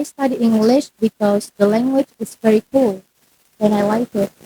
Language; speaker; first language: English; non-native, learner; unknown